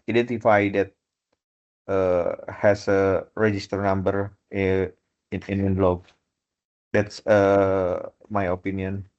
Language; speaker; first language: English; non-native, fluent; Indonesian